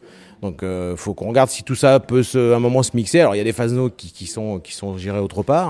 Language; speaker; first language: French; native; French